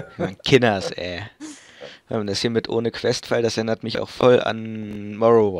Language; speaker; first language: German; native; German